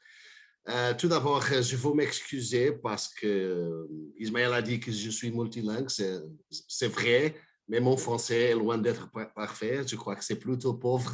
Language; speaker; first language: French; non-native, fluent; Portuguese